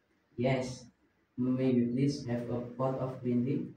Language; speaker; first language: English; non-native, learner; Indonesian